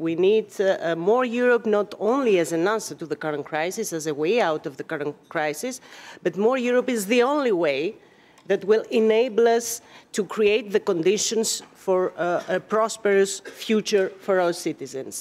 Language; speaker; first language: English; non-native, fluent; Greek